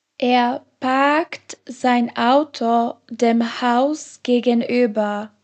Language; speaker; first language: German; non-native, fluent; Slovak